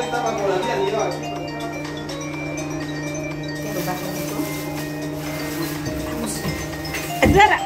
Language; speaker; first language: Spanish; non-native, learner; Filipino